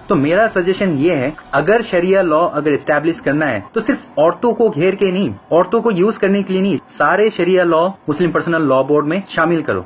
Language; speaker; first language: Hindi; non-native, fluent; Bangla